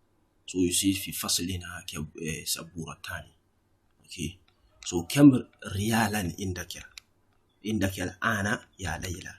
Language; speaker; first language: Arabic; non-native, fluent; English